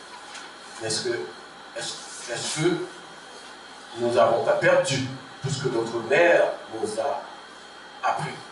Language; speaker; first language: French; non-native, local second language; Haitian Creole